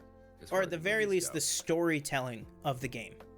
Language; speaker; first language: English; native; English